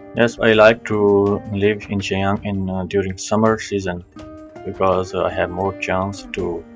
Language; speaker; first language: English; non-native, local second language; Punjabi